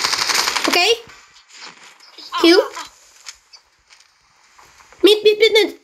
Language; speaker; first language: English; non-native, learner; Russian